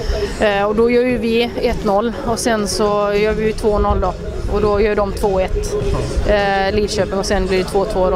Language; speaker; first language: Swedish; native; Swedish